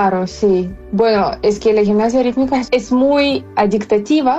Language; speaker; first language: Spanish; non-native, fluent; Ukrainian